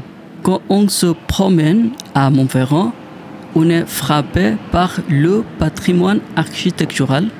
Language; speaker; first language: French; non-native, learner; Bangla